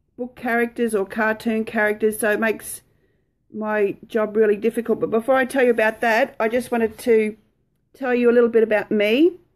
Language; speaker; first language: English; native; English